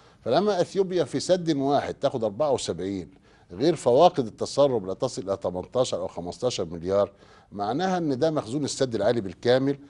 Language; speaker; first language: Arabic; native; Arabic